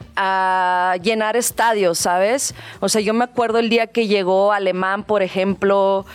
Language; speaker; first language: Spanish; native; Spanish